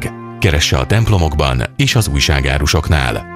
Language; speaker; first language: Hungarian; native; Hungarian